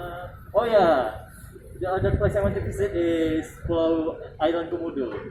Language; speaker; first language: English; non-native, learner; Indonesian